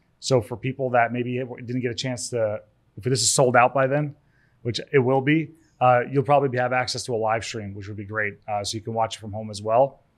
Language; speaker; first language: English; early bilingual, other home language; Turkish